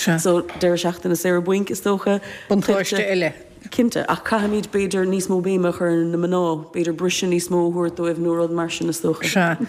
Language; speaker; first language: Irish; native; Irish